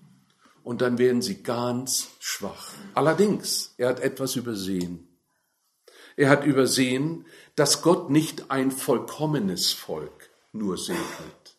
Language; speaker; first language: German; native; German